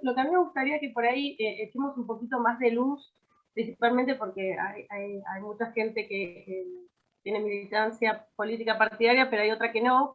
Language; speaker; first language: Spanish; native; Spanish